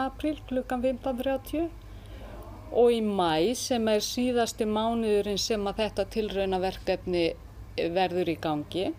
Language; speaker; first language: Icelandic; native; Icelandic